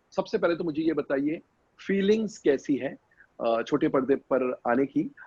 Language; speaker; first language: Hindi; native; Hindi